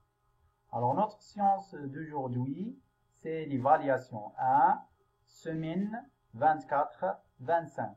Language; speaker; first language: French; non-native, local second language; Arabic